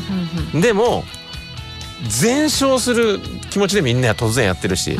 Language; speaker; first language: Japanese; native; Japanese